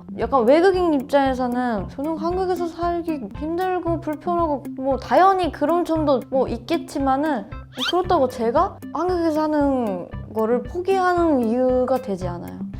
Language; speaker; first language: Korean; non-native, fluent; Japanese